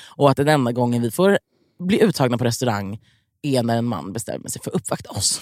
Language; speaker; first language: Swedish; native; Swedish